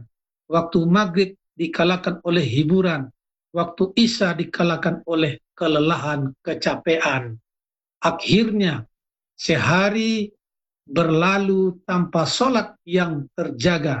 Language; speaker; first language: Indonesian; native; Indonesian